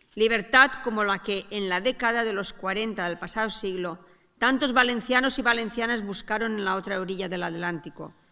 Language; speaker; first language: Spanish; non-native, local second language; Catalan